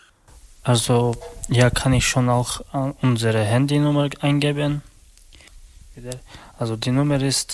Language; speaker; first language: German; non-native, learner; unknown